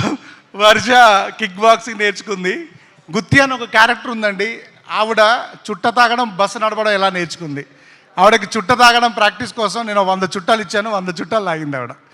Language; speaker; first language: Telugu; native; Telugu